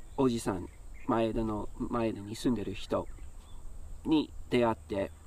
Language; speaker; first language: Japanese; non-native, fluent; English